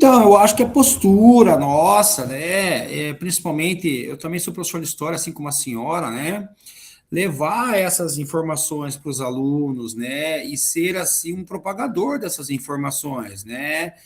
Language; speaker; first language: Portuguese; native; Portuguese